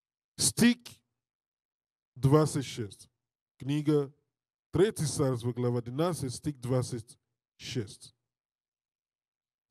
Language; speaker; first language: Russian; non-native, learner; English